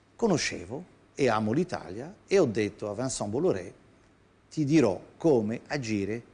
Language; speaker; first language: Italian; non-native, fluent; Arabic